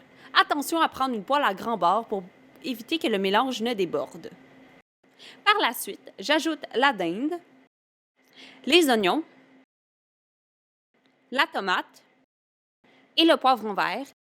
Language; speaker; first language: French; native; French